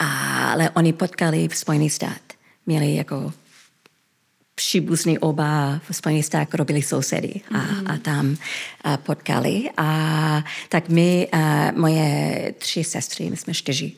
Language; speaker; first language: Czech; early bilingual, heritage; Czech